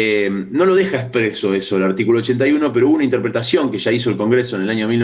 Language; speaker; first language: Spanish; native; Spanish